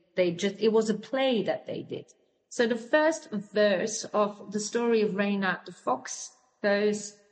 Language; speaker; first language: English; non-native, fluent; Dutch